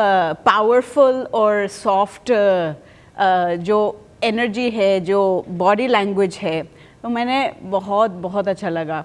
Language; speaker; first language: Hindi; non-native, fluent; Spanish